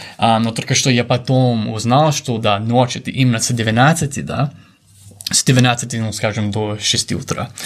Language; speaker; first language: Russian; non-native, fluent; English